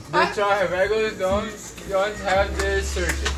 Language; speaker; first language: English; non-native, learner; Portuguese